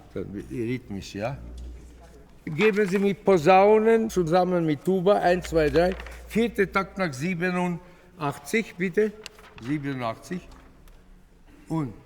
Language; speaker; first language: German; non-native, learner; Latvian